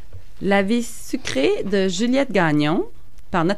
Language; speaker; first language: French; native; French